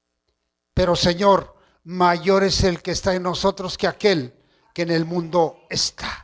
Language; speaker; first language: Spanish; native; Spanish